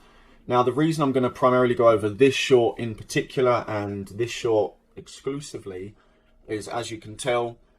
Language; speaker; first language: English; native; English